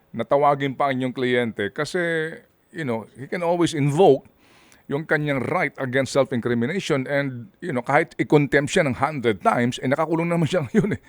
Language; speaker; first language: Filipino; native; Filipino